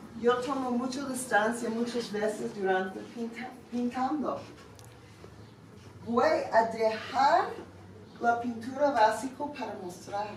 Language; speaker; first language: Spanish; non-native, learner; English